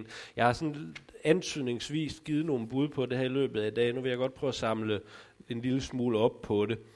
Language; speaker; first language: Danish; native; Danish